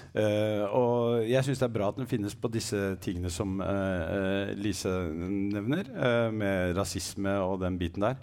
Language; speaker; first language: Norwegian; early bilingual, other home language; Arabic